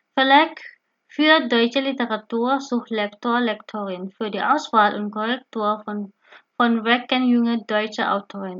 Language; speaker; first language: German; non-native, learner; Indonesian